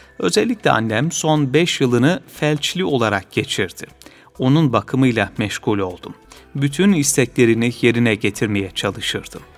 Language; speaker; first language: Turkish; native; Turkish